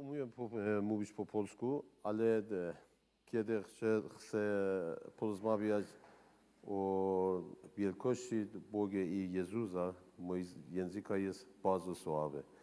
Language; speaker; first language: Polish; non-native, learner; Persian